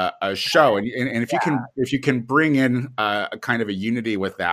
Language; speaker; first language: English; native; English